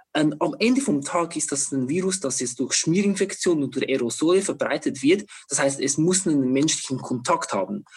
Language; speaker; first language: German; non-native, fluent; Chinese